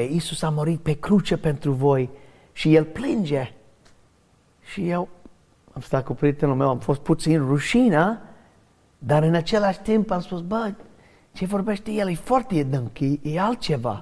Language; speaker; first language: Romanian; non-native, learner; English